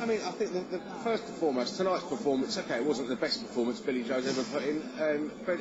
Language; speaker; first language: English; native; English